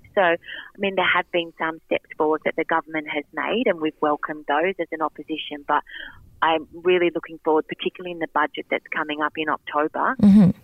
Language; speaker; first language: English; native; English